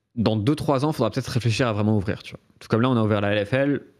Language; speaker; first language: French; native; French